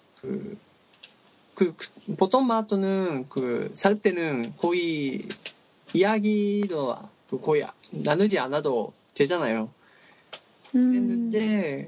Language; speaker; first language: Korean; non-native, learner; Japanese